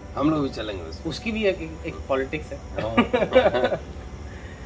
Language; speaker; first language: Hindi; native; Hindi